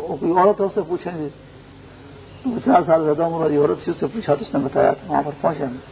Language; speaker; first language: Urdu; non-native, local second language; Pashto